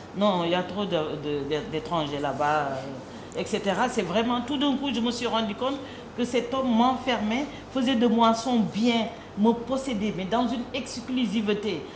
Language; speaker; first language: French; non-native, local second language; Wolof